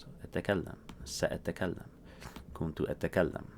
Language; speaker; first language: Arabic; non-native, fluent; English